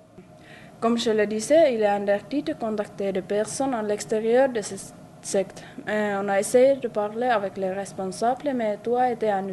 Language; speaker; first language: French; non-native, learner; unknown